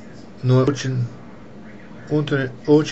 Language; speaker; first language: Russian; non-native, learner; English